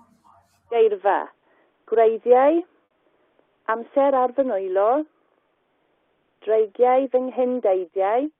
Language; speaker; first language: Welsh; non-native, learner; English